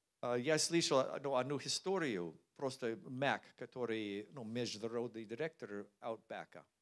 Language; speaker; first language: Russian; non-native, learner; English